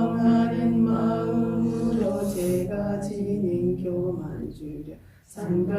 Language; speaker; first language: Korean; native; Korean